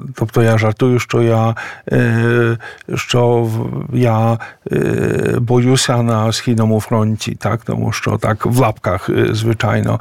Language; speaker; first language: Ukrainian; non-native, fluent; Polish